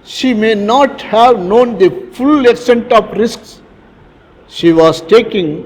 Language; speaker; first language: English; non-native, local second language; Tamil